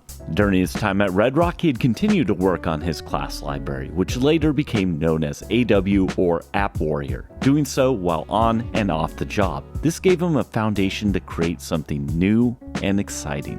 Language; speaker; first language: English; native; English